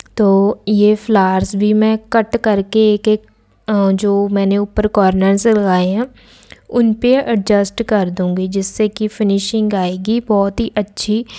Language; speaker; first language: Hindi; non-native, local second language; Punjabi